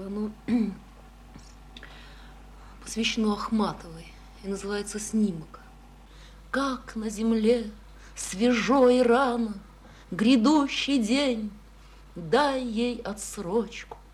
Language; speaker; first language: Russian; native; Russian